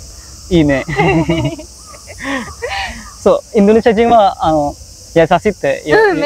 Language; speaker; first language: Japanese; non-native, fluent; Indonesian